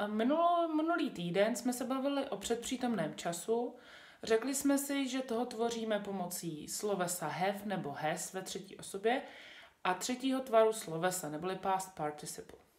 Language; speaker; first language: Czech; native; Czech